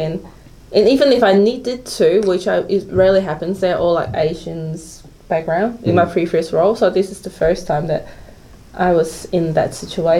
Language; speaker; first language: English; non-native, local second language; Cantonese